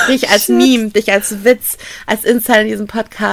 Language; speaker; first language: German; native; German